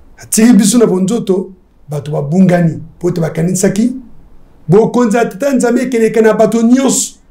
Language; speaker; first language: Lingala; native; Lingala